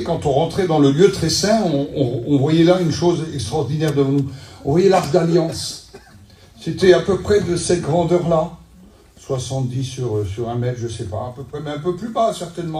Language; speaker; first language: French; native; French